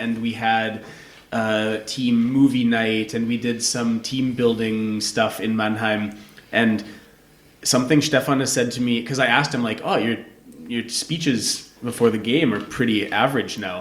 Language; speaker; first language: English; native; English